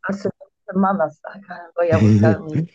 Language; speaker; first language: Spanish; non-native, learner; Polish